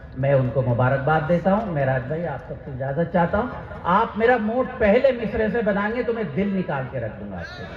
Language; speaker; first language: Urdu; native; Urdu